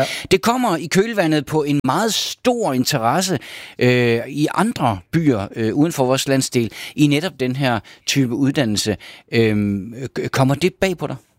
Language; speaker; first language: Danish; native; Danish